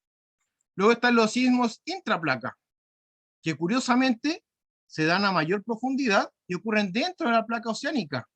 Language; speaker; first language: Spanish; native; Spanish